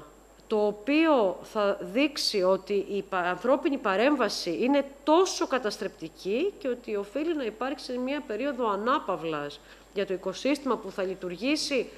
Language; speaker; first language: Greek; native; Greek